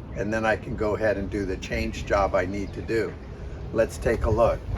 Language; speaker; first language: English; native; English